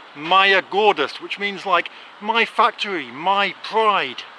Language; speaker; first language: English; native; English